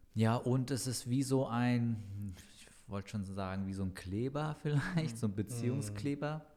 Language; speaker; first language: German; native; German